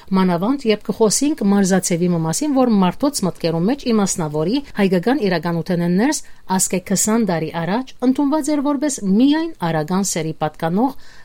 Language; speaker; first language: Armenian; native; Armenian